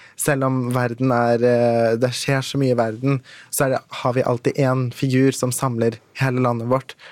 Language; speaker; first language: Norwegian; early bilingual, other home language; Persian